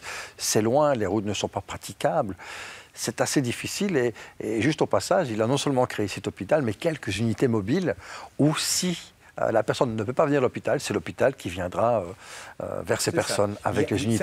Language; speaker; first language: French; native; French